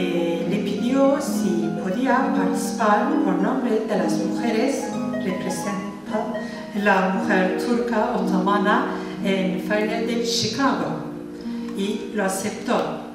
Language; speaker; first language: Spanish; non-native, fluent; Turkish